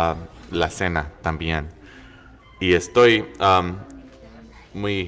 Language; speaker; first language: Spanish; non-native, learner; English